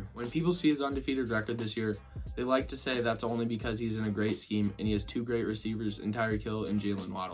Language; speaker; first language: English; native; English